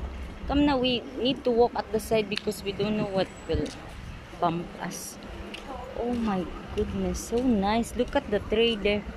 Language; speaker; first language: English; non-native, local second language; Filipino